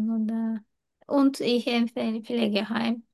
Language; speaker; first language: German; non-native, learner; Turkish